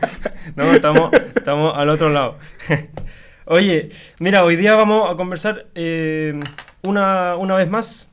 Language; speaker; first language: Spanish; native; Spanish